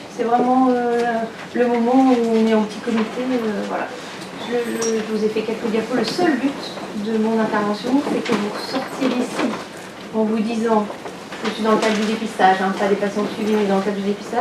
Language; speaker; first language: French; native; French